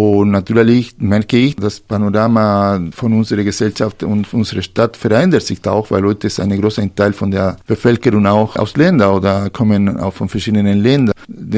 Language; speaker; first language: German; non-native, fluent; Spanish